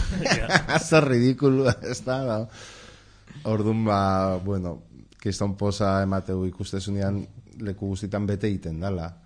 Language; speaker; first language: Basque; non-native, local second language; Spanish